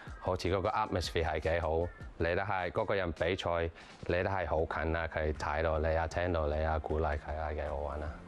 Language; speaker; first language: Cantonese; non-native, learner; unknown